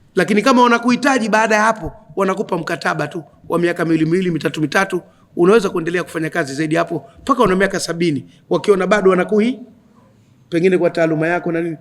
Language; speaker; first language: Swahili; native; Swahili